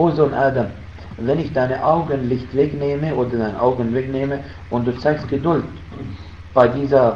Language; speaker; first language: German; non-native, fluent; Arabic